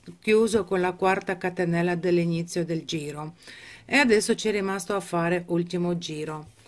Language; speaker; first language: Italian; non-native, fluent; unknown